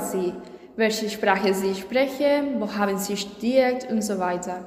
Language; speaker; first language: German; non-native, fluent; Spanish